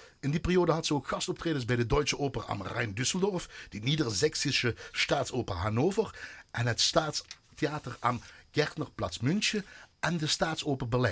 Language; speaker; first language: Dutch; native; Dutch